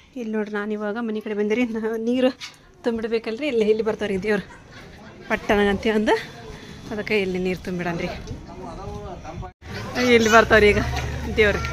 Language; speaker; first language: Kannada; non-native, local second language; Urdu